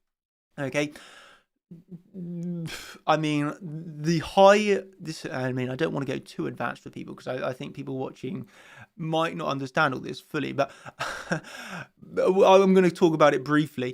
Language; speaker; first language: English; native; English